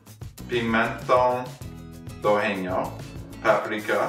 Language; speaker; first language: Portuguese; non-native, learner; English